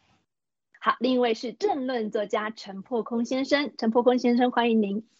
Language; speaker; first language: Chinese; native; Chinese